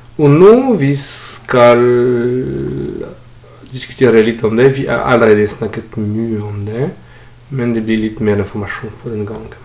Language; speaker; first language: Norwegian; non-native, fluent; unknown